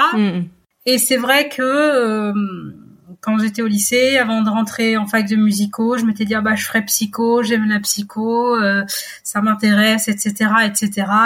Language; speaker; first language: French; native; French